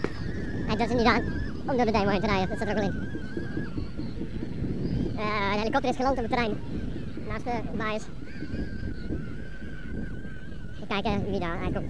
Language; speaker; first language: Dutch; native; Dutch